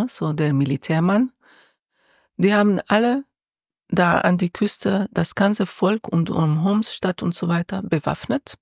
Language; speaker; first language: German; non-native, learner; Arabic